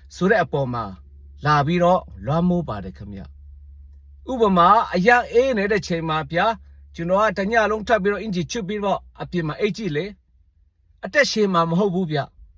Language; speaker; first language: Burmese; non-native, local second language; Shan